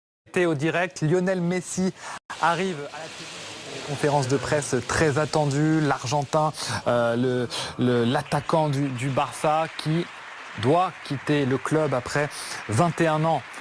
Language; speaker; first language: French; native; French